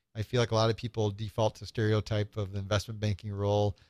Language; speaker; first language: English; native; English